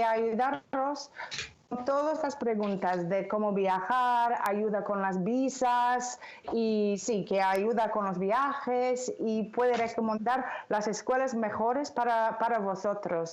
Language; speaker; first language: Spanish; non-native, fluent; English